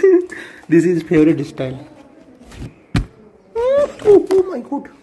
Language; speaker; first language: English; non-native, learner; Hindi